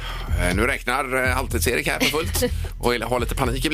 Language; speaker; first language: Swedish; native; Swedish